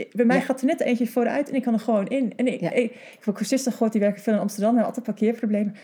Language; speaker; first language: Dutch; non-native, fluent; English